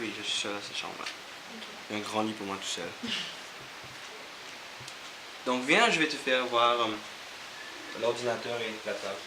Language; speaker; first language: French; non-native, local second language; Seselwa Creole French